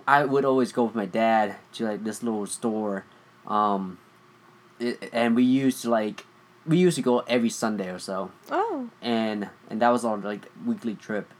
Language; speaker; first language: English; early bilingual, other home language; Vietnamese